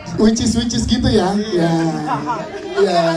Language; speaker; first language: Indonesian; native; Indonesian